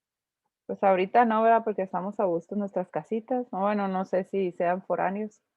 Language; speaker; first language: Spanish; native; Spanish